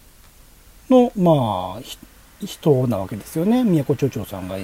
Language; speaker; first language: Japanese; native; Japanese